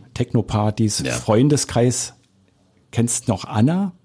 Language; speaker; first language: German; native; German